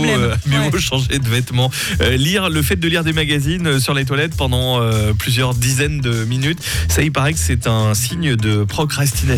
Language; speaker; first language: French; native; French